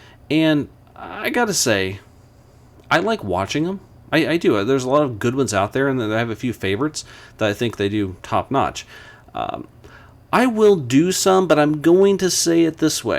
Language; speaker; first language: English; native; English